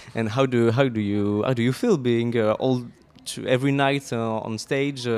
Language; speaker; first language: English; non-native, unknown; French